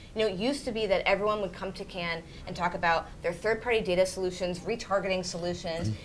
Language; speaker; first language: English; native; English